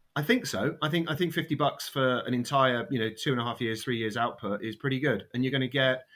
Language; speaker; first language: English; native; English